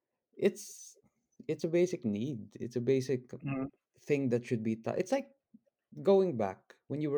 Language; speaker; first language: English; non-native, local second language; Filipino